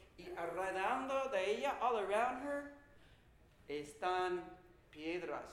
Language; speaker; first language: Spanish; non-native, learner; English